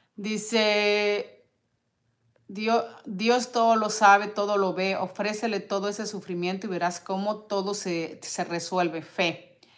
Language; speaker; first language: Spanish; native; Spanish